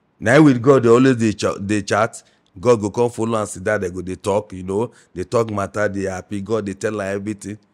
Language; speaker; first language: Nigerian Pidgin; non-native, local second language; Yoruba